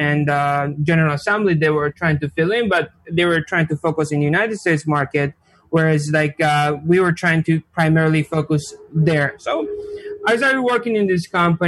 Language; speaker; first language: English; non-native, fluent; Georgian